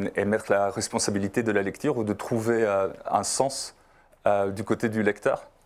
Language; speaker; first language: French; non-native, fluent; Polish